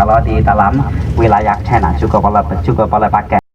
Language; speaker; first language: Indonesian; non-native, fluent; Chinese